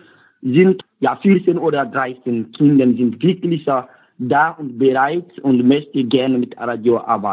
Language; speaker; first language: German; non-native, learner; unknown